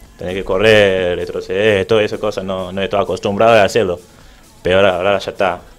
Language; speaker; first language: Spanish; non-native, fluent; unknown